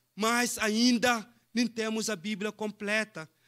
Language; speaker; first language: Portuguese; non-native, fluent; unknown